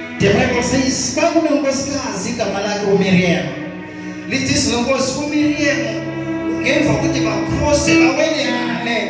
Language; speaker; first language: Zulu; non-native, local second language; South Ndebele